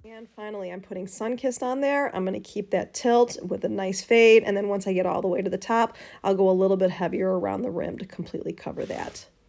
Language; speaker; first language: English; native; English